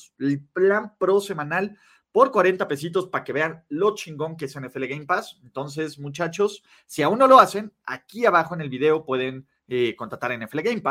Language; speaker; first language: Spanish; native; Spanish